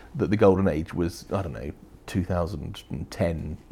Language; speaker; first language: English; native; English